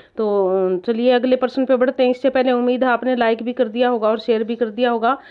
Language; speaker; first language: Hindi; native; Hindi